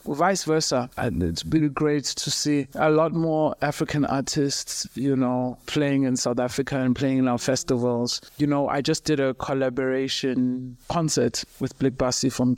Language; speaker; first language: English; non-native, local second language; Xhosa